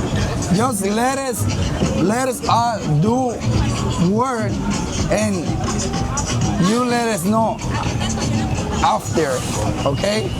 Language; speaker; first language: English; non-native, learner; Spanish